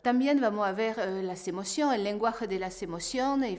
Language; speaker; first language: Spanish; non-native, fluent; French